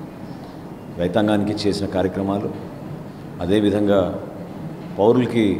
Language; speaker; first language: Telugu; native; Telugu